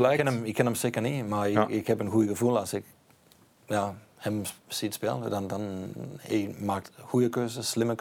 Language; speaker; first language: Dutch; non-native, fluent; Danish